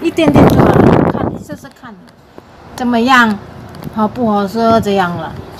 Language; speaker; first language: Chinese; non-native, learner; Indonesian